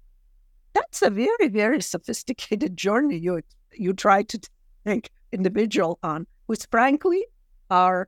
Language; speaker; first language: English; non-native, fluent; Russian